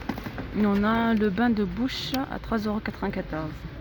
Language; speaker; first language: French; native; French